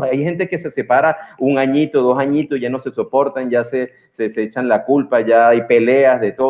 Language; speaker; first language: Spanish; native; Spanish